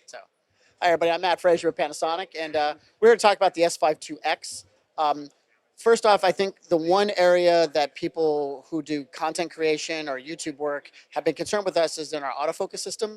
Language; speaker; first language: English; native; English